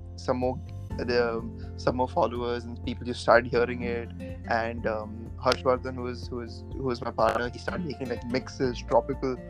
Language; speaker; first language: English; non-native, local second language; Marathi